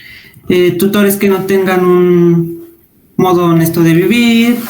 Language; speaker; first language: Spanish; native; Spanish